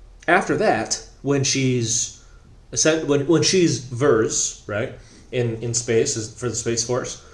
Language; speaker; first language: English; native; English